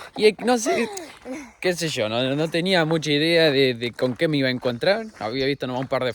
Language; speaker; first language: Spanish; native; Spanish